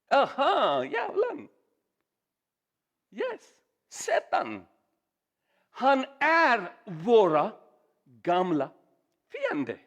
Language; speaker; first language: Swedish; non-native, learner; Urdu